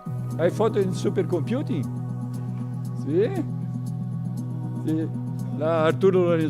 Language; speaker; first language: Spanish; non-native, learner; Portuguese